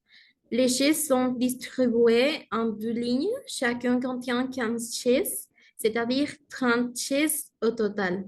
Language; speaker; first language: French; non-native, learner; Spanish